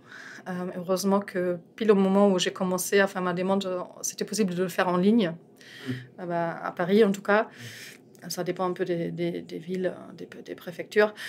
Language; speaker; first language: French; non-native, fluent; German